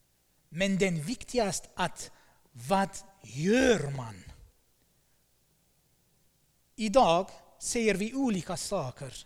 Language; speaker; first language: Swedish; non-native, fluent; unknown